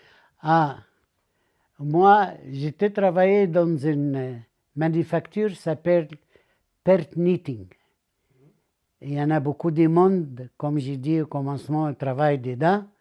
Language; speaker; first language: French; non-native, learner; Arabic